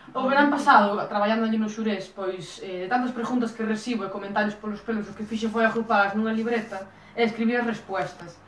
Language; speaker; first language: Galician; native; Galician